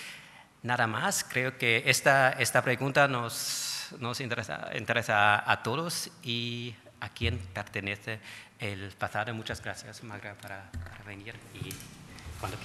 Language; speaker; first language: Spanish; non-native, fluent; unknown